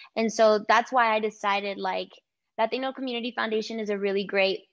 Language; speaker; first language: English; early bilingual, other home language; Spanish